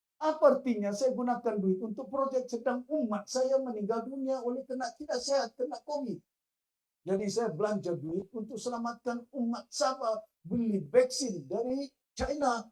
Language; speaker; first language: Malay; non-native, local second language; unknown